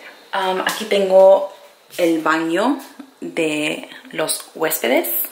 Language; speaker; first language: Spanish; early bilingual, heritage; Spanish